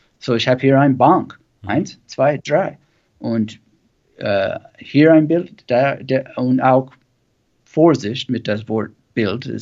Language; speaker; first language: German; non-native, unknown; English